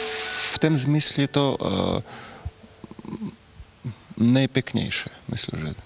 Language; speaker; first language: Slovak; non-native, learner; Russian